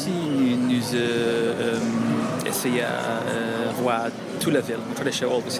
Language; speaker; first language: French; non-native, learner; English